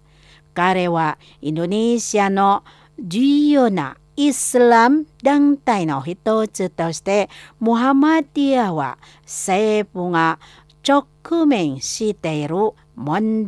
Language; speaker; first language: Japanese; non-native, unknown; Indonesian